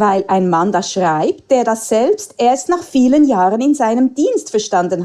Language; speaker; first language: German; native; German